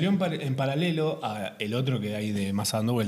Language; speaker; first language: Spanish; native; Spanish